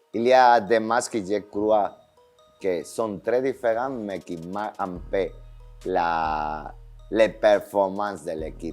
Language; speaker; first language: French; non-native, fluent; Spanish